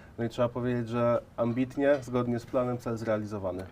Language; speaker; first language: Polish; native; Polish